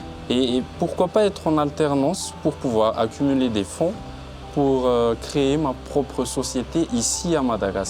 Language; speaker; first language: French; non-native, local second language; Malagasy